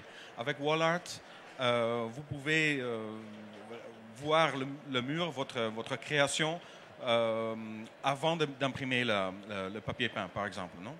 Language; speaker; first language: French; non-native, learner; Dutch